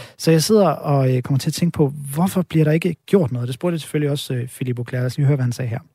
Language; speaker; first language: Danish; native; Danish